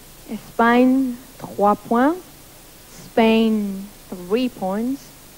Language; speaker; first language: English; non-native, fluent; Luxembourgish